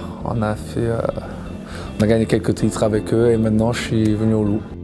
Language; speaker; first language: French; non-native, fluent; English